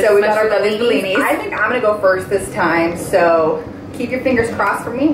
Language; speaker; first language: English; native; English